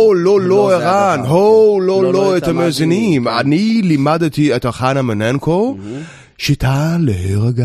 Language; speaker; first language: Hebrew; native; Hebrew